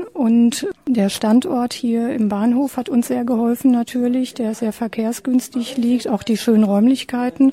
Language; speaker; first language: German; native; German